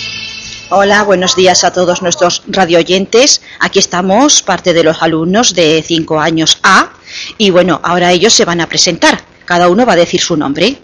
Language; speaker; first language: Spanish; native; Spanish